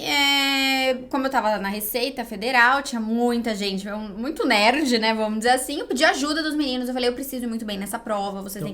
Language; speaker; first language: Portuguese; native; Portuguese